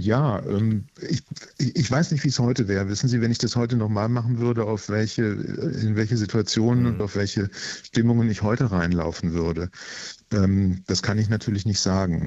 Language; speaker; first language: German; native; German